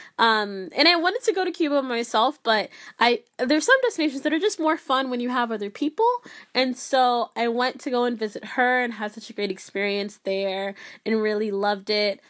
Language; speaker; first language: English; early bilingual, other home language; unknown